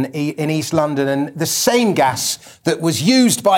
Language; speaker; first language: English; native; English